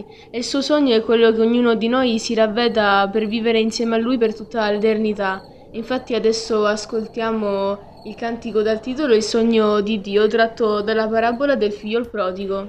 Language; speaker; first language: Italian; native; Italian